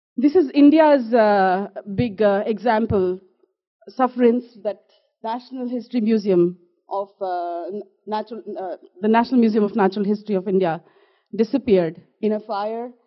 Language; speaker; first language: English; non-native, local second language; Kashmiri